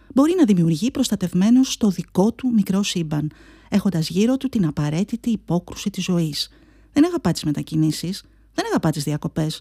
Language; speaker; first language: Greek; native; Greek